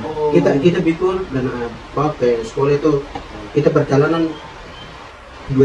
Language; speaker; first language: Indonesian; non-native, local second language; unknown